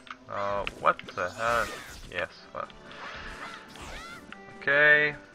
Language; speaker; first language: English; non-native, learner; French